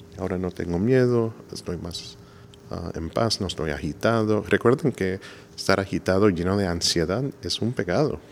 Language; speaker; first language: Spanish; non-native, fluent; English